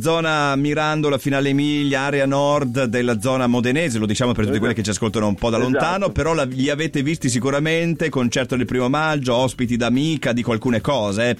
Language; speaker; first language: Italian; native; Italian